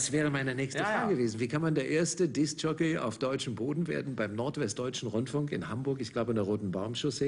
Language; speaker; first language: German; native; German